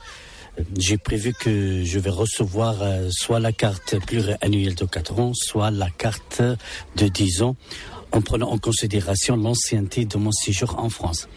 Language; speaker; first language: French; non-native, local second language; Arabic